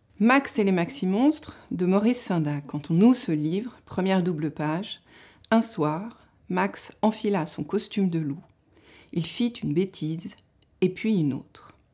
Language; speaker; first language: French; native; French